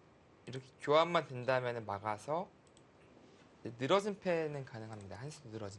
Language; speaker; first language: Korean; native; Korean